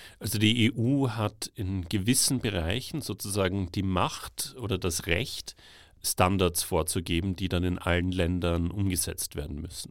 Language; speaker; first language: German; native; German